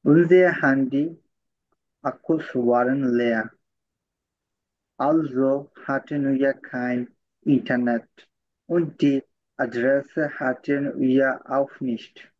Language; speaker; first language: German; non-native, learner; Bangla